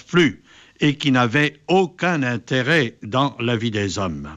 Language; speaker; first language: French; native; French